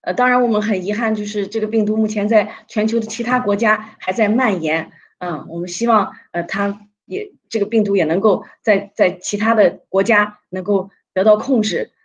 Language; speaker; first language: Chinese; native; Chinese